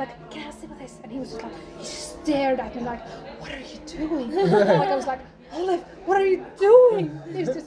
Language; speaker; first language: English; non-native, fluent; Icelandic